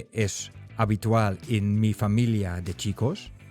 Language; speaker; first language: Spanish; non-native, fluent; Dutch